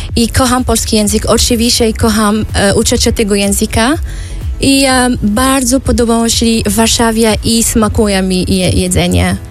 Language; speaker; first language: Polish; non-native, learner; Arabic